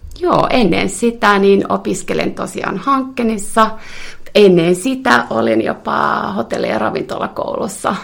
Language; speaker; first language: Finnish; non-native, local second language; Swedish